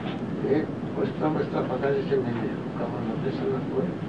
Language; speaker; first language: Russian; non-native, learner; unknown